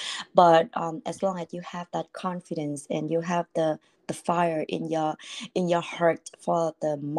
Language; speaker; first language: English; non-native, fluent; Vietnamese